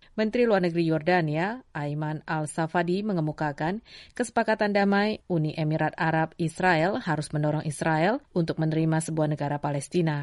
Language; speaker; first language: Indonesian; native; Indonesian